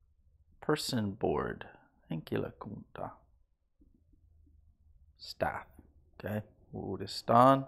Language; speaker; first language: Finnish; non-native, learner; English